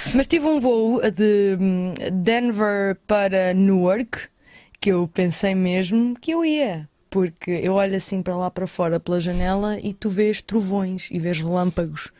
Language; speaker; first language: Portuguese; native; Portuguese